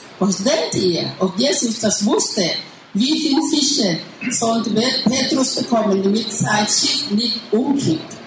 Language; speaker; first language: German; non-native, learner; Thai